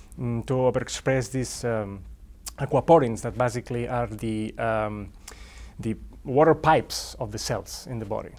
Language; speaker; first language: English; non-native, fluent; Spanish